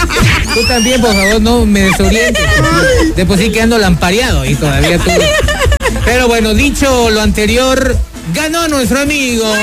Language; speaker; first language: Spanish; native; Spanish